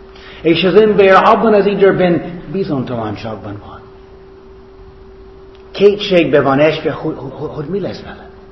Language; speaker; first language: Hungarian; non-native, fluent; English